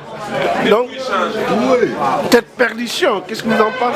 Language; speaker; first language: French; non-native, local second language; Wolof